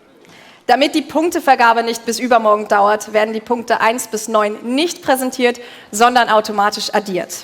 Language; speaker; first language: German; native; German